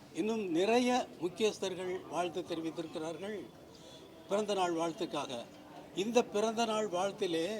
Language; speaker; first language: Tamil; native; Tamil